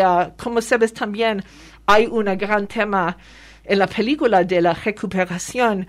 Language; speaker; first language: Spanish; non-native, fluent; French